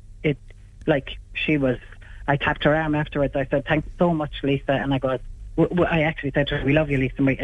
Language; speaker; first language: English; native; English